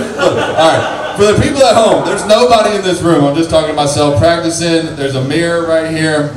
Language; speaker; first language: English; native; English